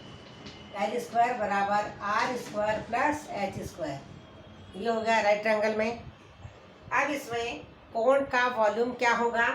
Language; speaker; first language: Hindi; native; Hindi